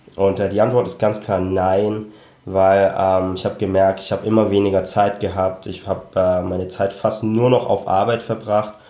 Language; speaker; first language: German; early bilingual, other home language; Cantonese